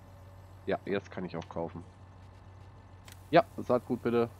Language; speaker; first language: German; native; German